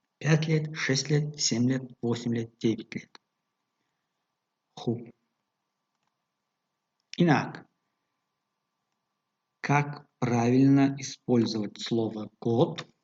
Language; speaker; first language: Russian; non-native, local second language; Tajik